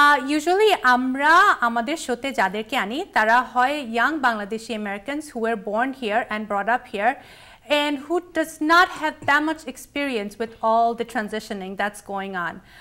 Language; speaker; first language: Bangla; early bilingual, heritage; Bangla